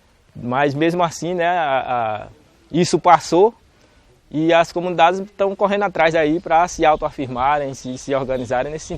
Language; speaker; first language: Portuguese; native; Portuguese